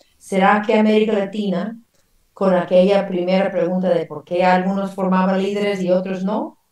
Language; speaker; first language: Spanish; non-native, fluent; English